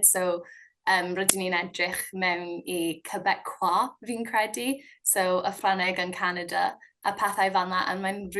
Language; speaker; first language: Welsh; non-native, local second language; English